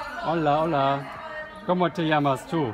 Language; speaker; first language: Spanish; non-native, learner; German